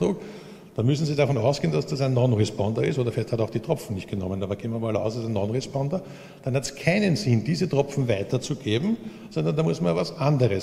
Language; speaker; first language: German; native; German